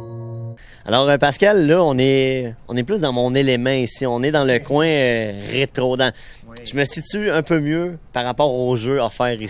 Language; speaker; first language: French; native; French